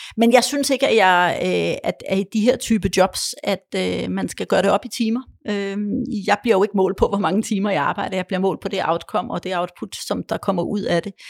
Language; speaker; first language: Danish; early bilingual, other home language; Polish